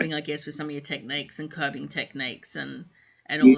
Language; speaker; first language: English; native; English